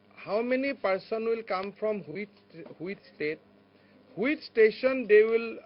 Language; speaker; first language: English; non-native, local second language; Assamese